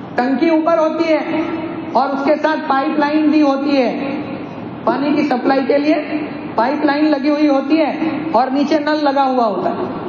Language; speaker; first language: Urdu; non-native, local second language; Gujarati